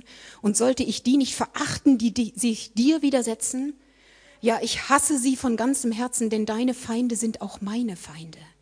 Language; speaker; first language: German; native; German